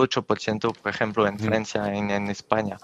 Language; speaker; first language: Spanish; non-native, fluent; French